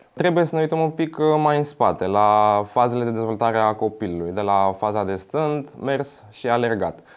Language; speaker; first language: Romanian; non-native, fluent; Greek